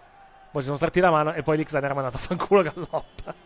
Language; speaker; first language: Italian; native; Italian